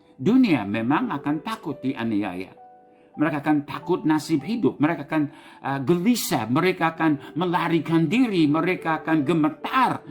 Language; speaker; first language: Indonesian; non-native, fluent; English